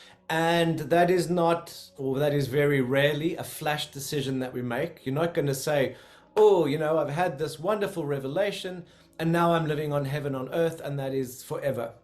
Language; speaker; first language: English; native; English